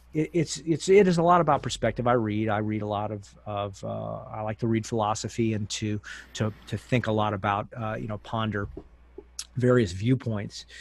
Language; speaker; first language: English; native; English